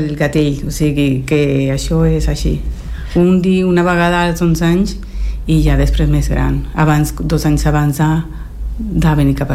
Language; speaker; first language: Catalan; non-native, fluent; Spanish